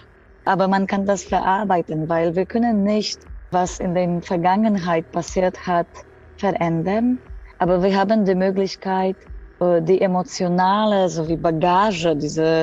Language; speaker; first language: German; non-native, fluent; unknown